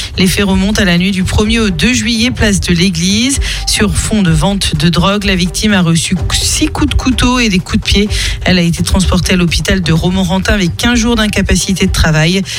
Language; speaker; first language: French; native; French